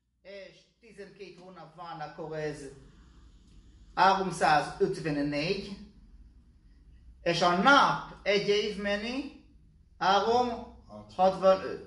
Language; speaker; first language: Hungarian; non-native, learner; Hebrew